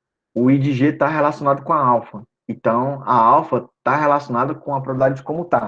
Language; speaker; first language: Portuguese; native; Portuguese